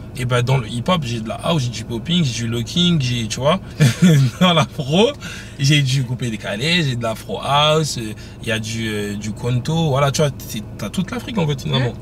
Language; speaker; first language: French; native; French